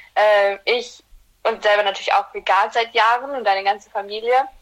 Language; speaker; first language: German; early bilingual, other home language; Turkish